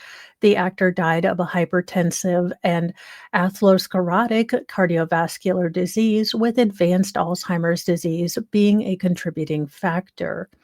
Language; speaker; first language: English; native; English